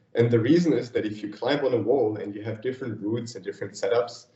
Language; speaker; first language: English; non-native, fluent; German